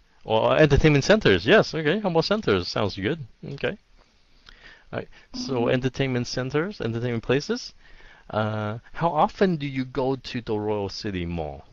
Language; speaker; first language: English; non-native, fluent; Vietnamese